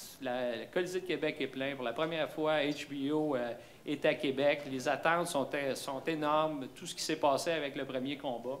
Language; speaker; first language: French; native; French